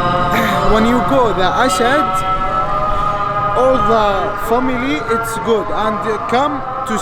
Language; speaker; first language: English; non-native, learner; Arabic